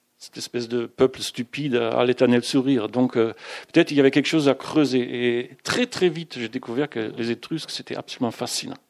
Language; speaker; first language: French; non-native, fluent; German